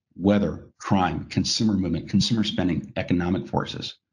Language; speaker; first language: English; native; English